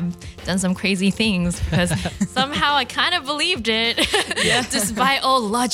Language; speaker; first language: English; non-native, local second language; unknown